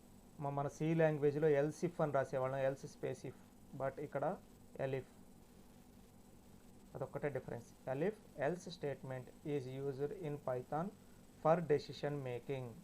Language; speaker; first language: Telugu; native; Telugu